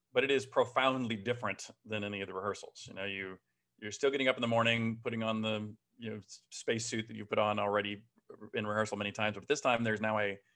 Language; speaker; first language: English; native; English